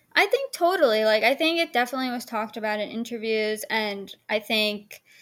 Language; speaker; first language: English; native; English